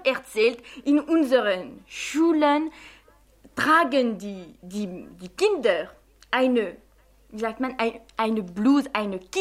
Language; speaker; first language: German; non-native, fluent; French